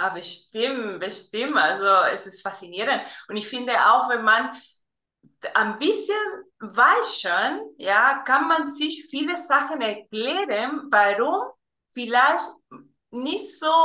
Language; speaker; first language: German; non-native, fluent; Spanish